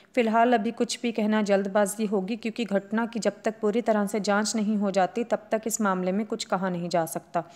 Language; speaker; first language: Hindi; native; Hindi